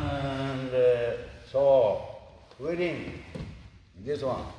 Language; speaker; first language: English; non-native, learner; Japanese